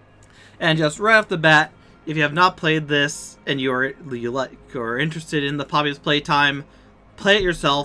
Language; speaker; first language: English; native; English